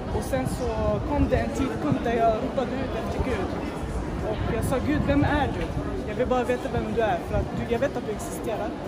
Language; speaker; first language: Swedish; non-native, fluent; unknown